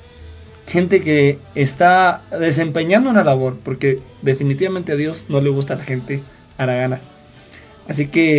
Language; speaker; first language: Spanish; native; Spanish